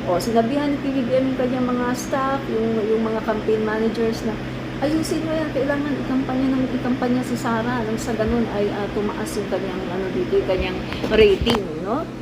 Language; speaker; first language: Filipino; non-native, local second language; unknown